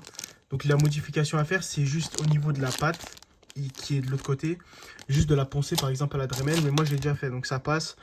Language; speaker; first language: French; native; French